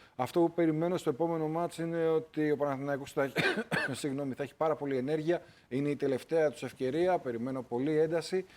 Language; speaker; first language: Greek; native; Greek